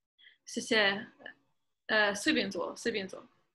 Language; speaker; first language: Chinese; non-native, learner; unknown